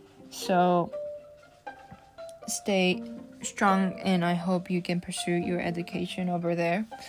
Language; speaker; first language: English; non-native, fluent; Japanese